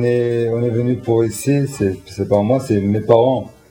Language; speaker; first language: French; non-native, learner; Turkish